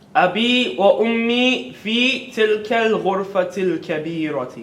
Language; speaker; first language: Arabic; non-native, fluent; English